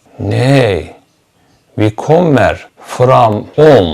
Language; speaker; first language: Swedish; non-native, fluent; Turkish